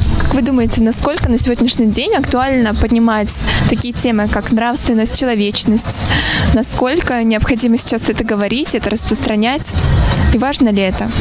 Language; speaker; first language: Russian; native; Russian